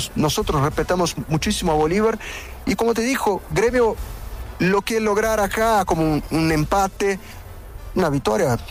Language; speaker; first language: Spanish; non-native, fluent; Portuguese